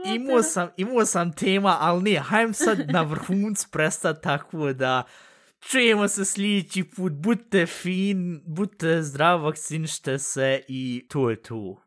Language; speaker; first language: Bosnian; early bilingual, heritage; Bosnian